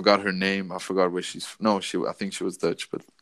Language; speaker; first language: English; non-native, fluent; German